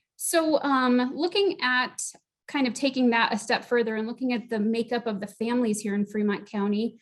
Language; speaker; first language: English; native; English